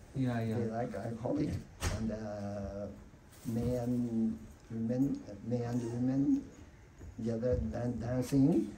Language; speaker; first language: English; non-native, learner; Japanese